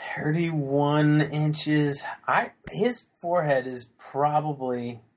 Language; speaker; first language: English; native; English